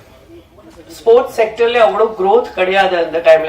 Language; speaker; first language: Tamil; non-native, learner; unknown